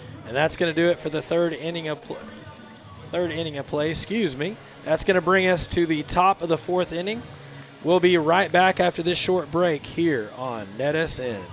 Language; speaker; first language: English; native; English